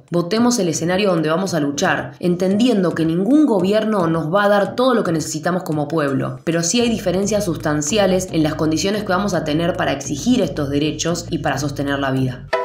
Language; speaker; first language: Spanish; native; Spanish